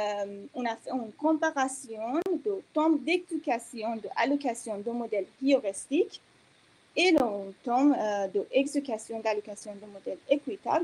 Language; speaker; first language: French; non-native, fluent; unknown